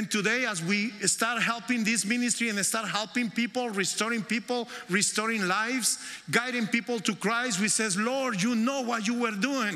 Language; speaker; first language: English; non-native, fluent; Spanish